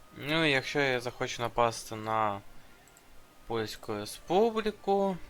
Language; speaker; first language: Ukrainian; non-native, local second language; Russian